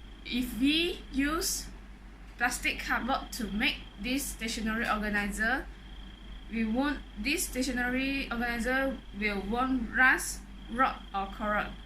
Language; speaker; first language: English; non-native, local second language; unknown